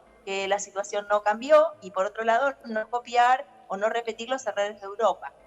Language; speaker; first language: Spanish; native; Spanish